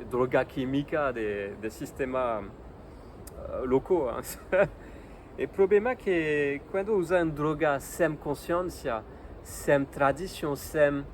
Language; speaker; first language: Portuguese; non-native, learner; French